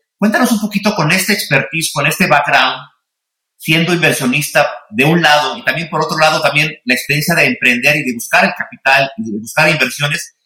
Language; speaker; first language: Spanish; native; Spanish